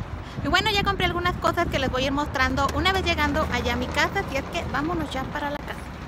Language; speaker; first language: Spanish; native; Spanish